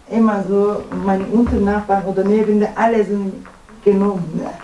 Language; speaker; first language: German; non-native, learner; Turkish